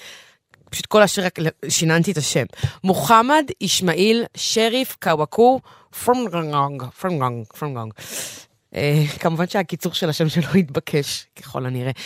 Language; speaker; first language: Hebrew; native; Hebrew